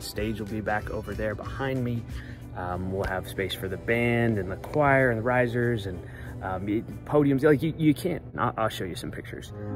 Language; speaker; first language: English; native; English